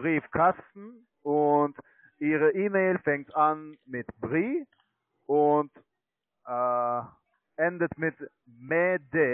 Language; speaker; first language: German; non-native, learner; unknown